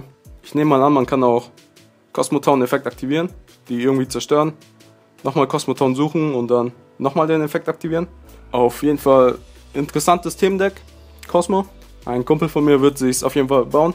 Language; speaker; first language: German; native; German